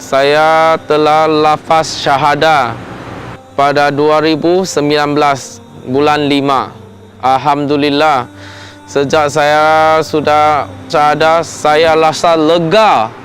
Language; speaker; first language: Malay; non-native, local second language; Chinese